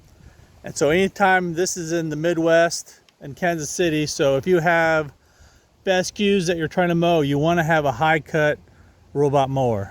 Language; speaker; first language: English; native; English